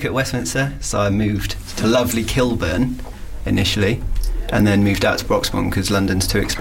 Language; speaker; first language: English; native; English